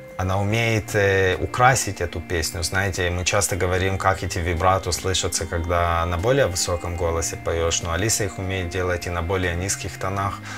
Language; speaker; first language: Russian; early bilingual, heritage; Russian